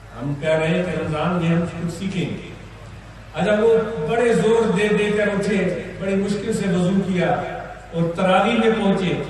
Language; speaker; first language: Urdu; non-native, local second language; Sindhi